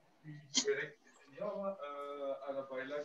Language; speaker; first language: Turkish; non-native, fluent; Malagasy